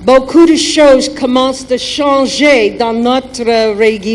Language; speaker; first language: French; non-native, learner; German